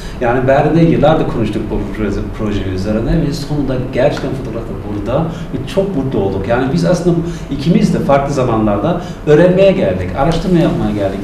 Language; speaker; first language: Turkish; non-native, fluent; German